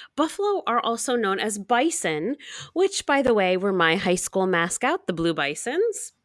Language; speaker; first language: English; native; English